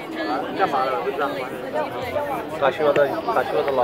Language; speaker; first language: Chinese; non-native, learner; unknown